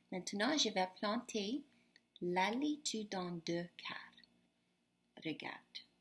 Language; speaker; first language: French; non-native, fluent; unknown